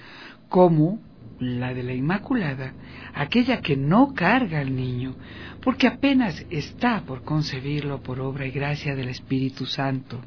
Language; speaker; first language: Spanish; native; Spanish